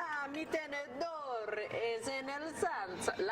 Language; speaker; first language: Spanish; non-native, learner; English